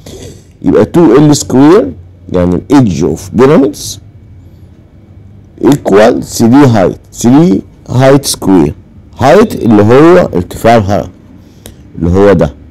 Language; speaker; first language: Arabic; native; Arabic